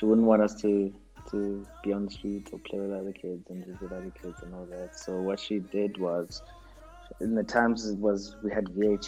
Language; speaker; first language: English; non-native, local second language; Xhosa